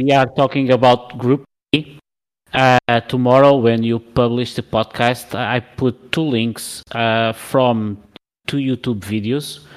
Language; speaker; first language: English; non-native, learner; Portuguese